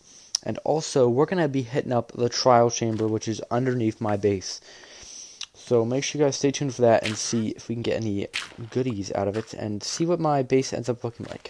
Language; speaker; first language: English; native; English